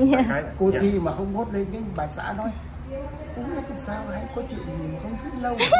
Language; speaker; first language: Vietnamese; native; Vietnamese